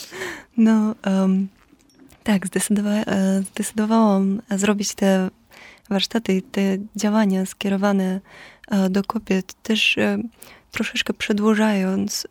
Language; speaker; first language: Polish; non-native, fluent; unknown